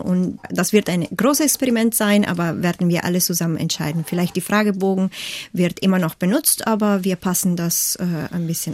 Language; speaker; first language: German; non-native, fluent; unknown